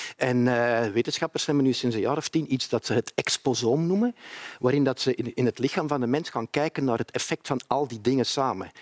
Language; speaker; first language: Dutch; native; Dutch